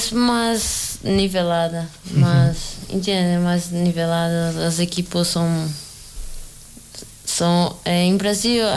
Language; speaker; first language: Spanish; non-native, learner; Portuguese